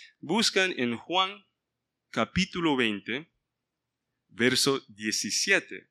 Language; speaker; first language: Spanish; early bilingual, heritage; Spanish